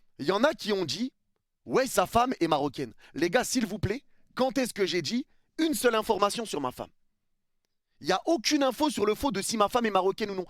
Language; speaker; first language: French; early bilingual, other home language; Arabic